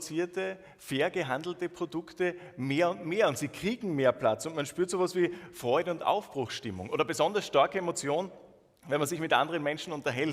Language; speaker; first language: German; native; German